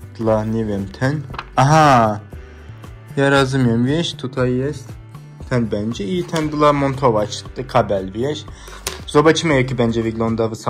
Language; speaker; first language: Polish; non-native, learner; Turkish